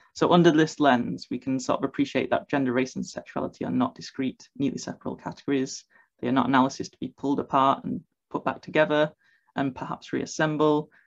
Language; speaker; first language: English; native; English